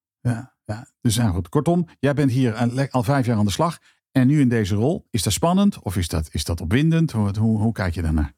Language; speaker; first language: Dutch; native; Dutch